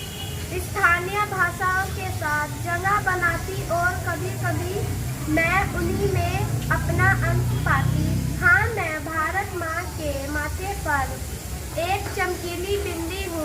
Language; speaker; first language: Hindi; native; Hindi